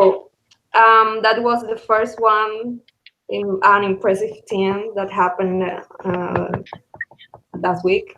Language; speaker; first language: English; non-native, learner; Spanish